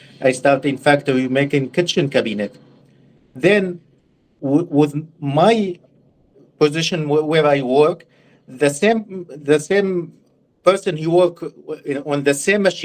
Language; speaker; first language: English; non-native, learner; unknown